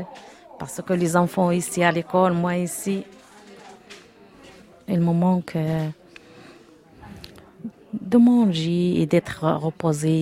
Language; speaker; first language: French; non-native, learner; Arabic